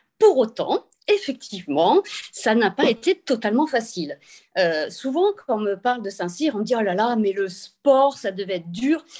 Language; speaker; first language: French; native; French